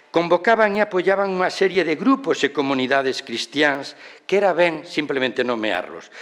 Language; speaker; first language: Galician; non-native, local second language; Spanish